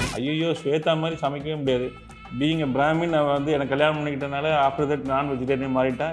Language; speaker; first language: Tamil; native; Tamil